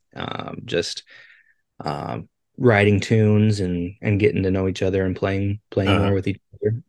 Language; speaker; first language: English; native; English